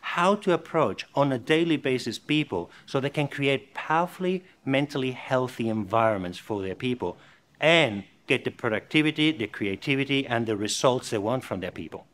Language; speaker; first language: English; non-native, fluent; Spanish